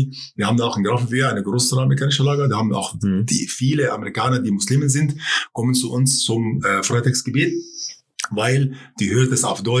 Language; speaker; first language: German; non-native, fluent; Arabic